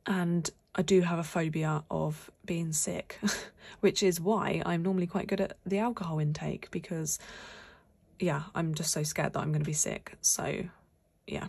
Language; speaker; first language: English; native; English